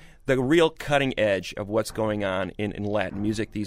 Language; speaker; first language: English; native; English